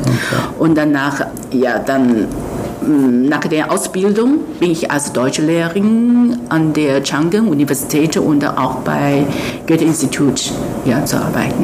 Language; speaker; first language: German; non-native, fluent; Chinese